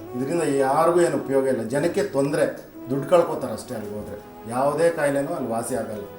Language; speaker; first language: Kannada; native; Kannada